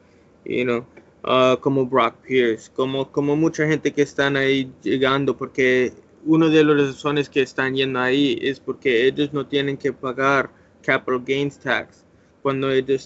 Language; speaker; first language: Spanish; early bilingual, heritage; English